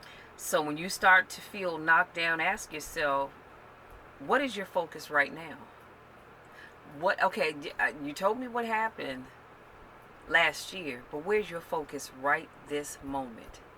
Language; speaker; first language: English; native; English